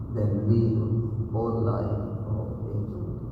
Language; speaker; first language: English; non-native, local second language; Gujarati